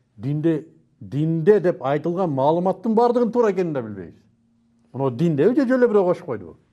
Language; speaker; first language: Kyrgyz; native; Kyrgyz